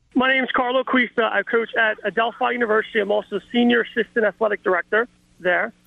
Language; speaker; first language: English; native; English